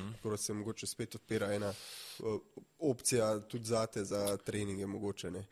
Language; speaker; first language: Slovenian; native; Slovenian